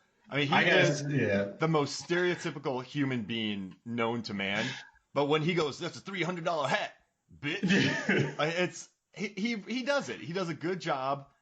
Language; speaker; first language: English; native; English